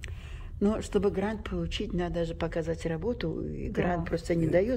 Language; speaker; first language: Russian; non-native, local second language; Uzbek